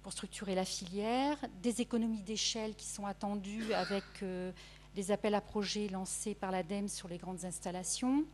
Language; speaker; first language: French; native; French